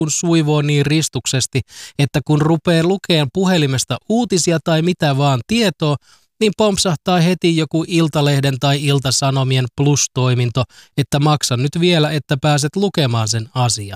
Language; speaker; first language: Finnish; native; Finnish